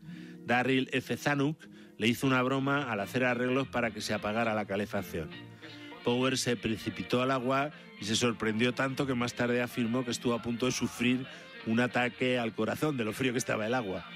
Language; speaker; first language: Spanish; native; Spanish